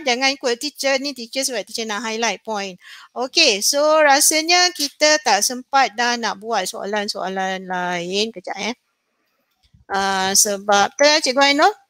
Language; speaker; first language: Malay; native; Malay